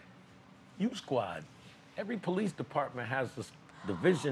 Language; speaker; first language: English; native; English